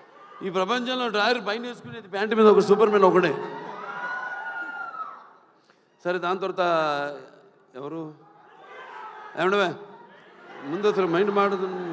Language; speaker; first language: Telugu; native; Telugu